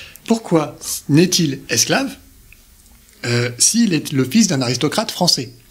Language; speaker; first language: French; native; French